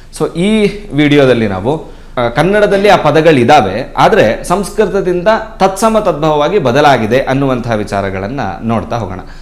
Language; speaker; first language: Kannada; native; Kannada